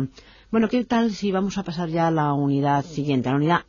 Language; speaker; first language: Spanish; native; Spanish